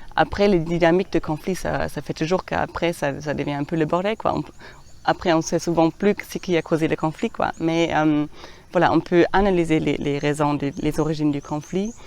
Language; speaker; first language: French; non-native, fluent; German